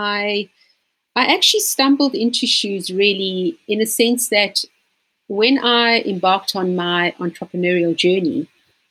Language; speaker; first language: English; native; English